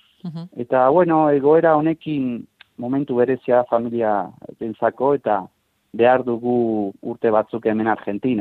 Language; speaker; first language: Basque; non-native, fluent; Spanish